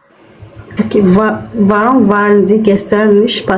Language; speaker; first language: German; non-native, learner; Amharic